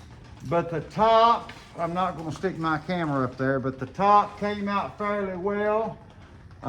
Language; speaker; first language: English; native; English